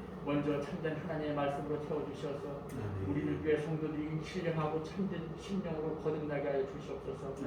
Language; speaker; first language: Korean; native; Korean